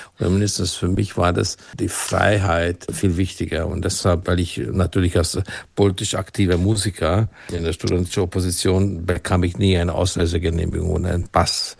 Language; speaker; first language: German; non-native, fluent; Hungarian